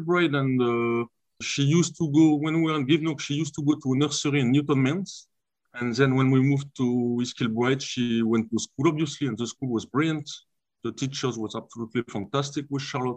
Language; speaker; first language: English; non-native, fluent; French